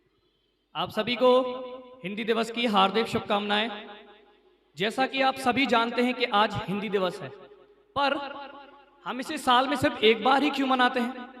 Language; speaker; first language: Hindi; native; Hindi